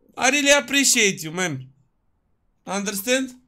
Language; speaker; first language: English; non-native, learner; Romanian